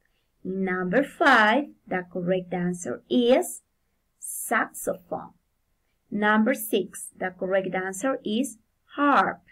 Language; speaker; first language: English; non-native, fluent; Spanish